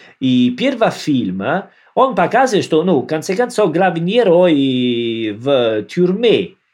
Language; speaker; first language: Russian; non-native, learner; Italian